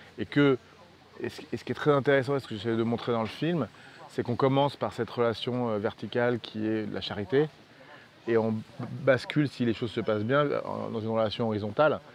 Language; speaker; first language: French; native; French